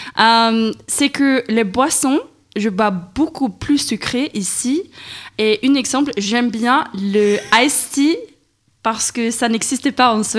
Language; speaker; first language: French; non-native, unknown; Swedish